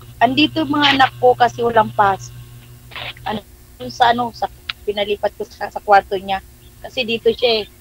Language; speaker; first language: Filipino; native; Filipino